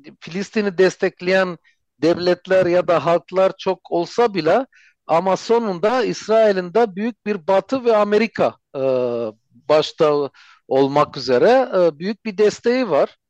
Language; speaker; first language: Turkish; non-native, fluent; Armenian